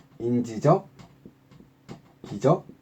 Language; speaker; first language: Korean; native; Korean